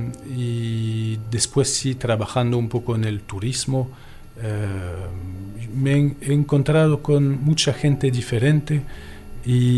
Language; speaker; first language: Spanish; non-native, fluent; French